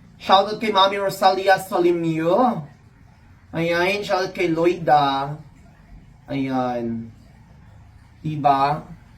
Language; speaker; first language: Filipino; non-native, local second language; Cebuano